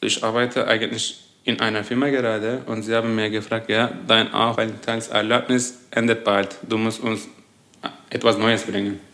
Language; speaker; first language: German; non-native, fluent; Turkish